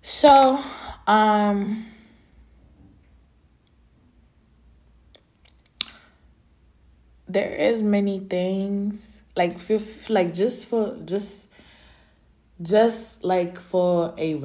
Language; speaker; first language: English; early bilingual, other home language; Haitian Creole